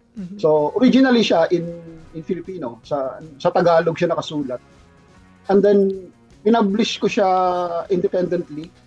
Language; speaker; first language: Filipino; native; Filipino